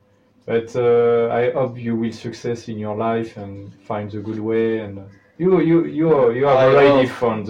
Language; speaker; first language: English; non-native, learner; French